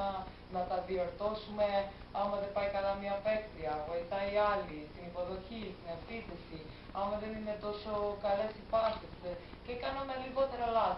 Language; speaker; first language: Greek; non-native, fluent; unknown